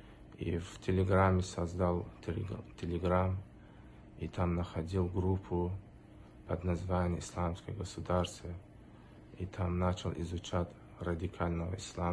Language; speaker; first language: Russian; non-native, fluent; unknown